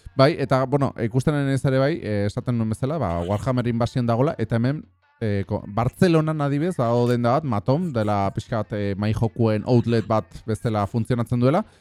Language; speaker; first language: Basque; non-native, local second language; Spanish